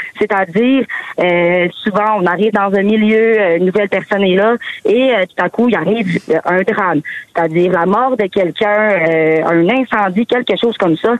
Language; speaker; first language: French; native; French